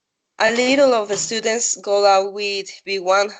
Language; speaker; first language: English; non-native, learner; Spanish